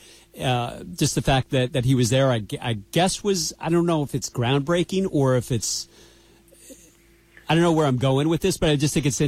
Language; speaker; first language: English; native; English